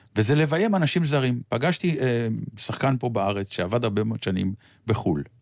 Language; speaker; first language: Hebrew; native; Hebrew